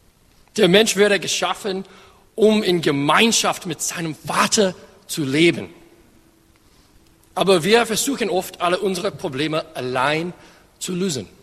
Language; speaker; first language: German; non-native, fluent; English